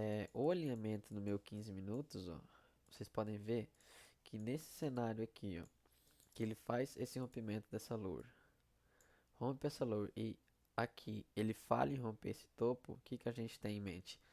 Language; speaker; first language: Portuguese; native; Portuguese